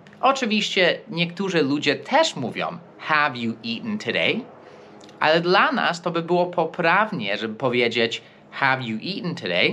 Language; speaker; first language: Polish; non-native, fluent; English